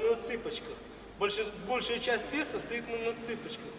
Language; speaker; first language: Russian; native; Russian